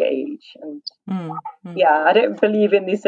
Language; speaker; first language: English; native; English